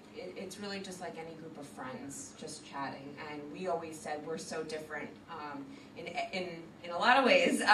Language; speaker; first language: English; native; English